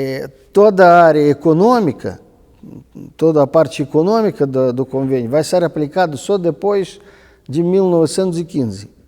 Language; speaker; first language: Portuguese; non-native, fluent; Russian